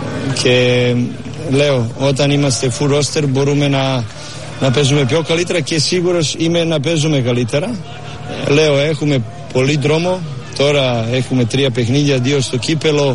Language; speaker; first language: Greek; non-native, learner; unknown